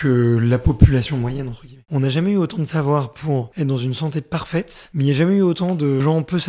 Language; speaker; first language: French; native; French